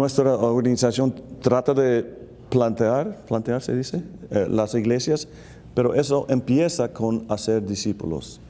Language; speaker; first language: Spanish; non-native, fluent; English